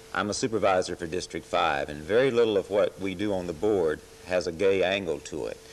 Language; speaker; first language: English; native; English